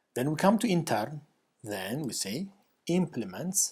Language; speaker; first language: English; non-native, local second language; Amharic